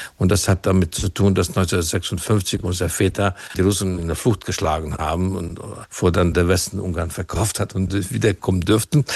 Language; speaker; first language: German; non-native, fluent; Hungarian